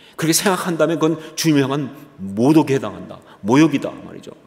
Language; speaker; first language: Korean; native; Korean